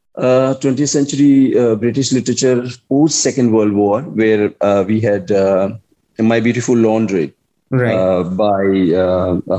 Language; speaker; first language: English; non-native, local second language; Hindi